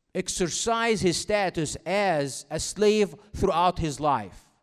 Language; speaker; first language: English; non-native, fluent; Arabic